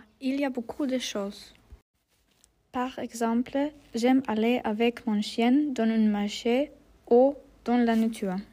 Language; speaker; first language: French; non-native, learner; German